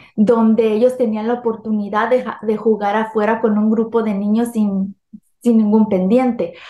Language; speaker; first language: Spanish; native; Spanish